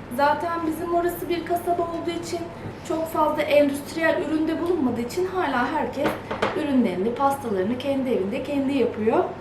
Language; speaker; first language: Turkish; early bilingual, heritage; Turkish